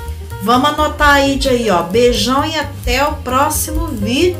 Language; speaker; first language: Portuguese; native; Portuguese